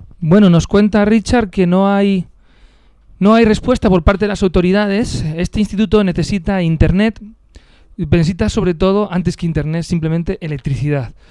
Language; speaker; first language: Spanish; native; Spanish